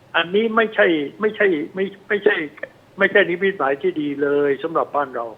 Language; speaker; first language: Thai; native; Thai